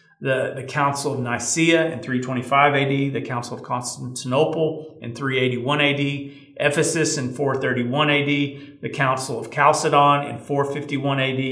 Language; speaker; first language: English; native; English